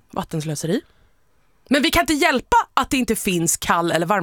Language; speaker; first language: Swedish; native; Swedish